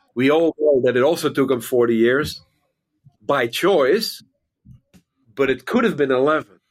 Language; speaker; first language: English; non-native, fluent; Dutch